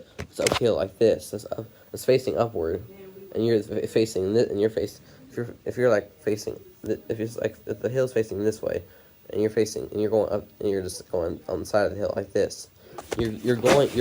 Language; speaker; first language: English; native; English